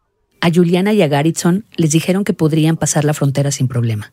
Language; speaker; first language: Spanish; native; Spanish